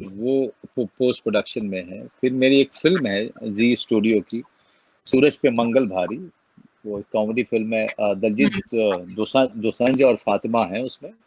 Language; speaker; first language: Hindi; native; Hindi